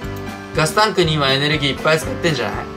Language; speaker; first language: Japanese; native; Japanese